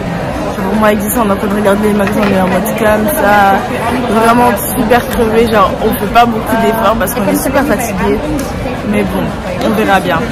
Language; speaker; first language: French; native; French